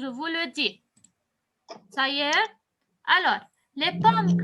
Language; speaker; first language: French; non-native, local second language; Arabic